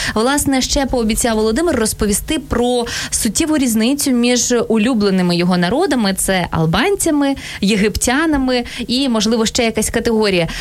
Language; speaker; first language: Ukrainian; native; Ukrainian